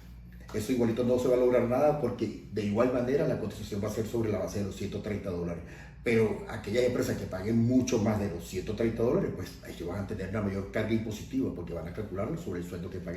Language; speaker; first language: Spanish; native; Spanish